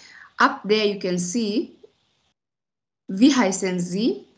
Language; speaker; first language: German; non-native, fluent; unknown